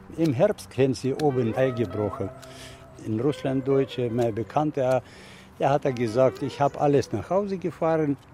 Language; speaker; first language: German; non-native, fluent; Russian